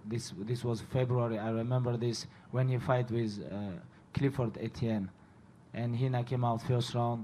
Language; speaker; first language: English; non-native, fluent; Russian